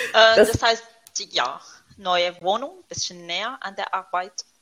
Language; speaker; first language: German; non-native, fluent; Arabic